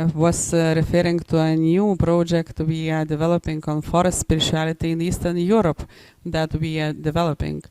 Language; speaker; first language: English; non-native, fluent; Lithuanian